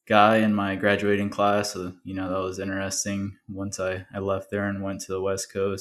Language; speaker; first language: English; early bilingual, other home language; Spanish